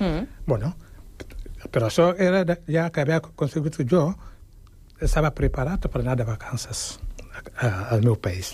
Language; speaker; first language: Catalan; non-native, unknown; Wolof